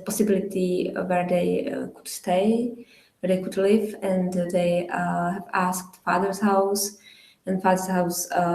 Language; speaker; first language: English; non-native, fluent; Czech